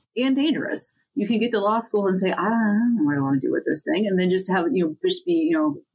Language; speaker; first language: English; native; English